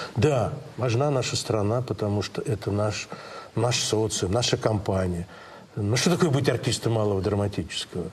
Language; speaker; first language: Russian; native; Russian